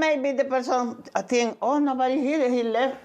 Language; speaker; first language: English; non-native, learner; Spanish